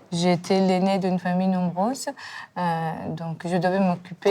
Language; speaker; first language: French; non-native, fluent; Persian